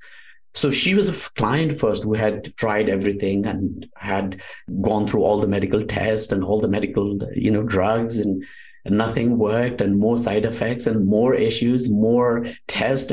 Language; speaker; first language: English; non-native, local second language; Nepali